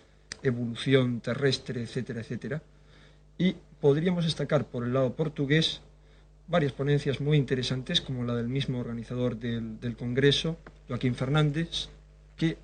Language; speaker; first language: Spanish; native; Spanish